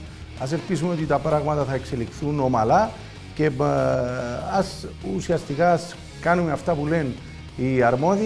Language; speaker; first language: Greek; native; Greek